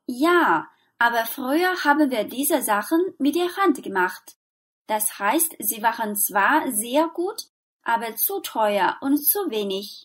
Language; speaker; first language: German; non-native, fluent; Chinese